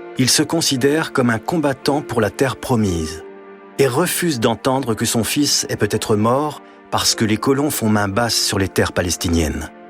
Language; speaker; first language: French; native; French